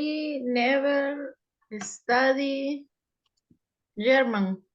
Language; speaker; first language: English; non-native, learner; Spanish